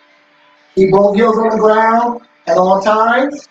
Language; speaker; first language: English; native; English